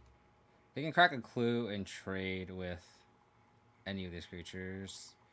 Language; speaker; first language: English; native; English